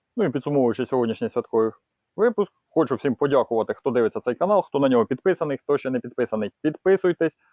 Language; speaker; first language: Ukrainian; native; Ukrainian